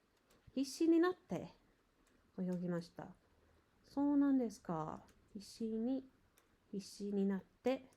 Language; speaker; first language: Japanese; non-native, learner; English